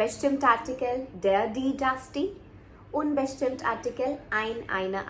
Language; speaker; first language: German; non-native, fluent; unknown